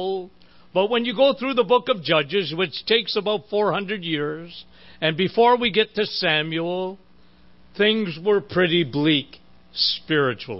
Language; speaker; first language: English; native; English